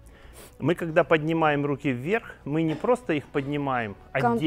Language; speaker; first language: Russian; native; Russian